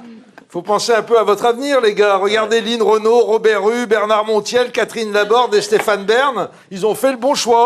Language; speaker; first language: French; native; French